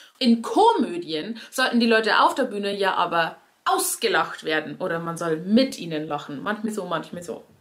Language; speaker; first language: German; native; German